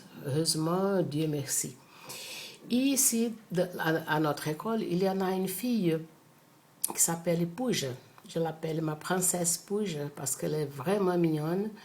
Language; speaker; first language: French; non-native, fluent; Portuguese